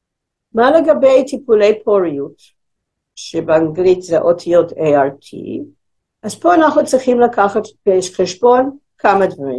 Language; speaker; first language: Hebrew; non-native, fluent; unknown